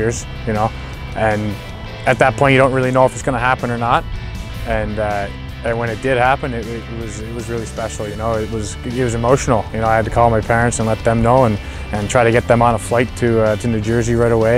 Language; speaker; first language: English; native; English